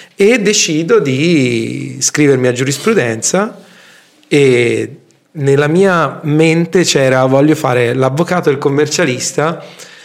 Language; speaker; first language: Italian; native; Italian